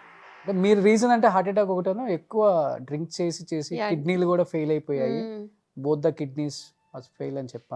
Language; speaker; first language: Telugu; native; Telugu